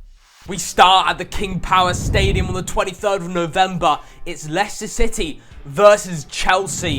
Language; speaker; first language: English; native; English